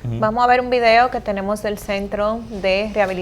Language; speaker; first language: Spanish; native; Spanish